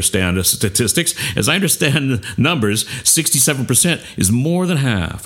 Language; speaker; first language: English; native; English